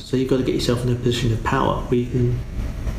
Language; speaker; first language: English; native; English